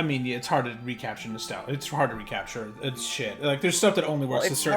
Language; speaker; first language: English; native; English